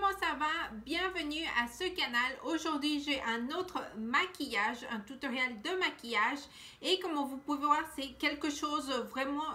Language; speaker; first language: French; non-native, learner; Spanish